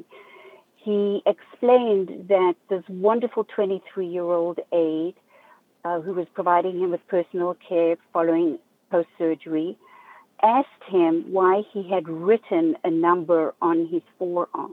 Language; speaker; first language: English; native; English